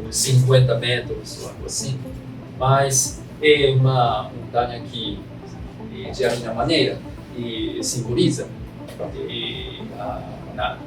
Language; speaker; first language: Portuguese; non-native, fluent; Japanese